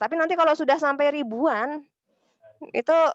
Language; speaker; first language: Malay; non-native, local second language; Javanese